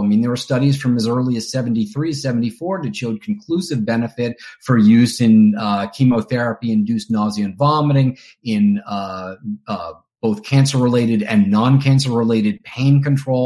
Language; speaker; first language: English; native; English